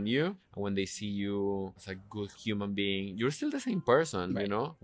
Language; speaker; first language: English; non-native, fluent; Spanish